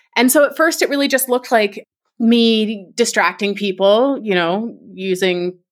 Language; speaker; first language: English; native; English